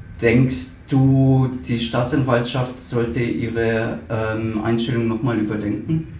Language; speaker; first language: German; native; German